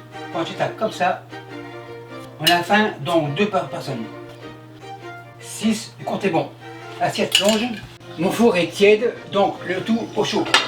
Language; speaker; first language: French; native; French